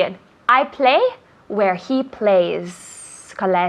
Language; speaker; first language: Spanish; non-native, fluent; English